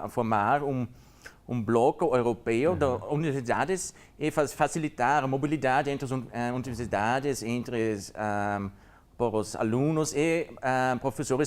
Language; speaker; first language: Portuguese; non-native, learner; German